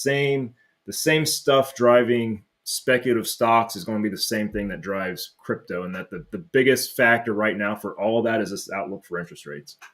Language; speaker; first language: English; native; English